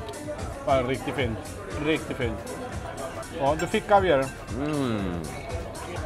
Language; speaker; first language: Swedish; non-native, fluent; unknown